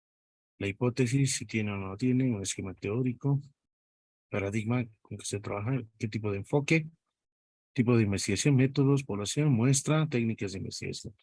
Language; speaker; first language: Spanish; native; Spanish